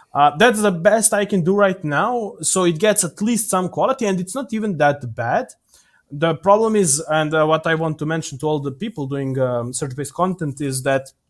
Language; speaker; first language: English; non-native, fluent; Serbian